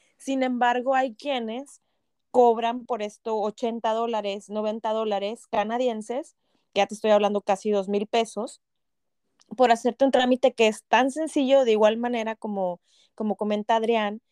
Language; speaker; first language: Spanish; native; Spanish